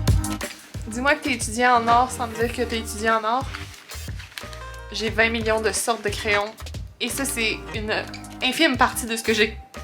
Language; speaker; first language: French; native; French